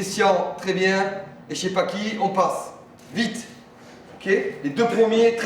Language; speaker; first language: French; native; French